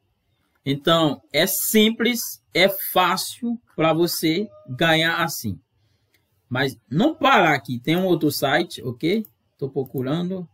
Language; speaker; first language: Portuguese; non-native, fluent; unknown